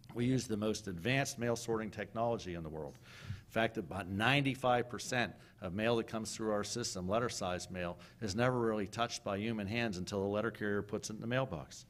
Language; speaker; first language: English; native; English